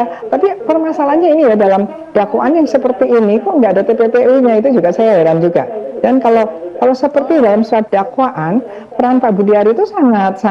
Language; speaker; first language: Indonesian; native; Indonesian